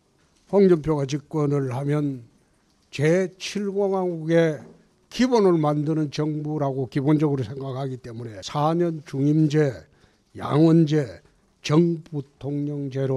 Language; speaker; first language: Korean; native; Korean